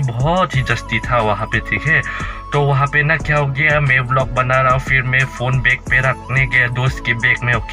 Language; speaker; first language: Hindi; non-native, learner; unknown